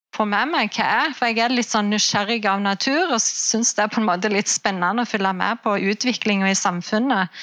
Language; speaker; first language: Norwegian; native; Norwegian